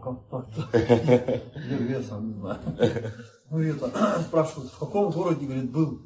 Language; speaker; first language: Russian; native; Russian